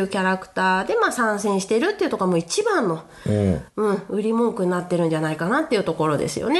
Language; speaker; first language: Japanese; native; Japanese